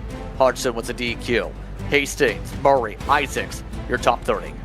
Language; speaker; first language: English; native; English